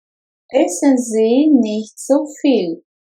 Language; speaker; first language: German; non-native, fluent; Russian